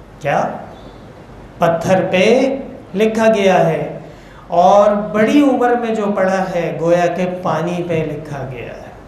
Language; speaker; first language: Urdu; non-native, local second language; Pashto